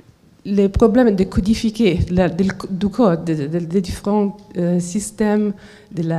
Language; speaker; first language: French; non-native, fluent; Italian